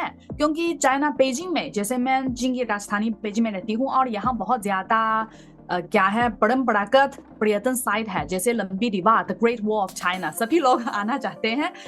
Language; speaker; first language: Hindi; non-native, fluent; Chinese